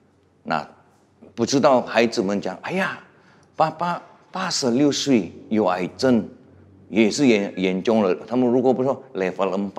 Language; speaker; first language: Chinese; non-native, fluent; Indonesian